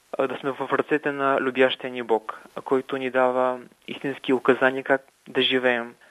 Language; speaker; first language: Bulgarian; native; Bulgarian